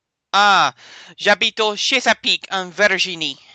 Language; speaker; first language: French; non-native, learner; English